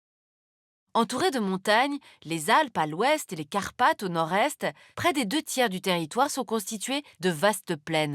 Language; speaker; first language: French; native; French